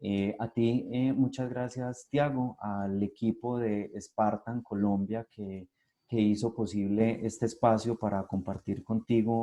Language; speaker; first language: Spanish; native; Spanish